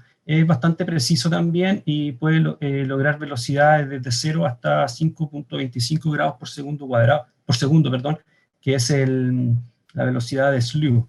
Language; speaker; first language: Spanish; native; Spanish